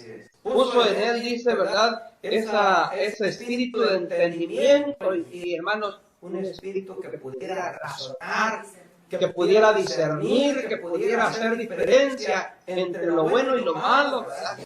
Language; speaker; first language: Spanish; native; Spanish